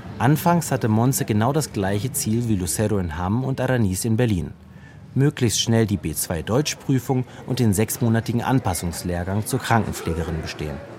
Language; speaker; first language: German; native; German